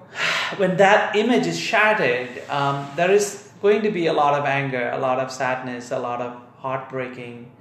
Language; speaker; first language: English; non-native, local second language; Tamil